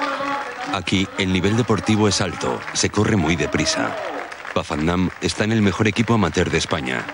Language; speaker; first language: Spanish; native; Spanish